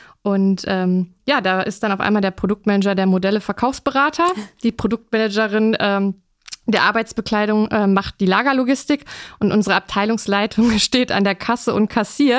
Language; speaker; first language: German; native; German